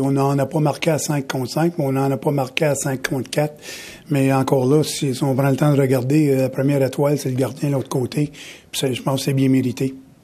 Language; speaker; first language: French; native; French